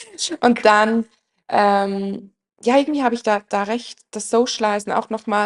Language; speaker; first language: German; native; German